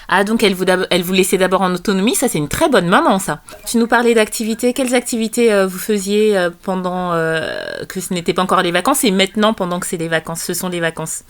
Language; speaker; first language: French; native; French